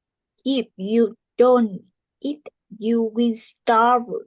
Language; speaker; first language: English; non-native, learner; Vietnamese